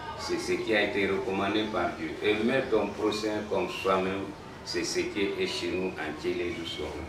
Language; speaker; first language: French; non-native, local second language; Bambara